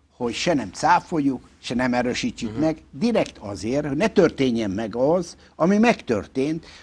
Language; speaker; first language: Hungarian; native; Hungarian